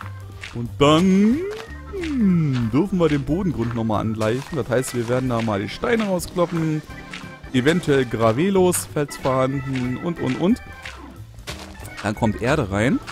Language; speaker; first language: German; native; German